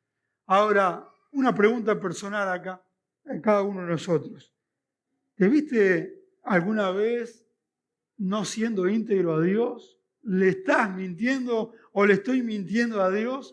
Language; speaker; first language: Spanish; native; Spanish